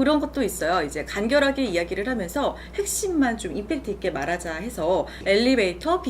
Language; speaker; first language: Korean; native; Korean